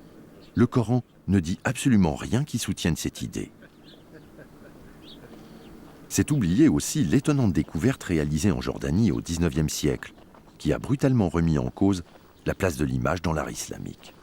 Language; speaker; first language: French; native; French